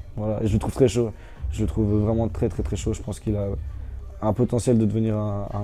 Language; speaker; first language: French; native; French